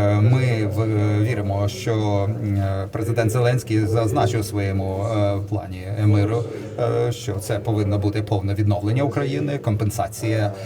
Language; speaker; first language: Ukrainian; non-native, learner; Lithuanian